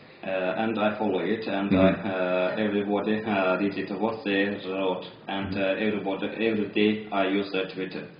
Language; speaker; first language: English; non-native, learner; Azerbaijani